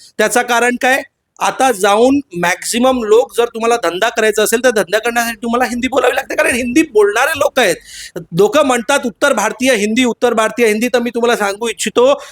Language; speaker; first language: Marathi; non-native, local second language; Hindi